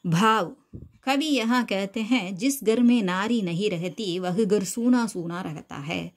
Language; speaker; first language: Hindi; non-native, local second language; Tamil